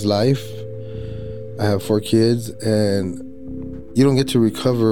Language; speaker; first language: English; native; English